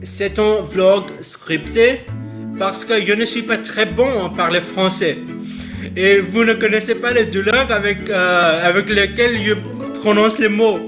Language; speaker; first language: French; non-native, learner; Urdu